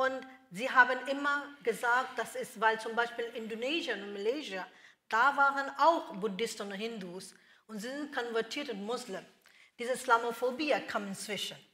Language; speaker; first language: German; non-native, learner; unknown